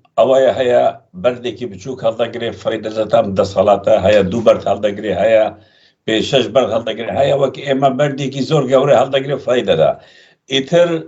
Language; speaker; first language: Central Kurdish; non-native, local second language; Kurdish